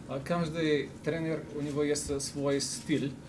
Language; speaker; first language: Russian; non-native, learner; Ukrainian